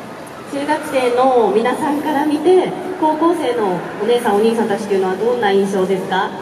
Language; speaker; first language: Japanese; native; Japanese